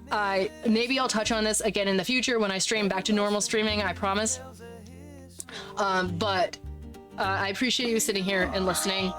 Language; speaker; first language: English; native; English